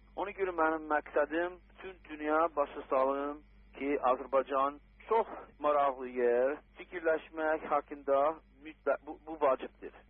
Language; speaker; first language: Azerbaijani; non-native, learner; English